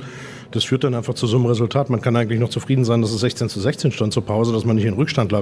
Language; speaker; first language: German; native; German